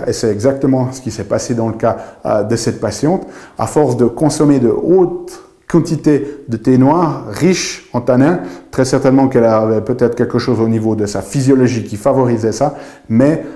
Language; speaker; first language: French; native; French